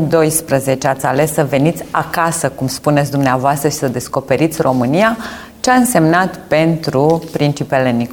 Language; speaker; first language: Romanian; native; Romanian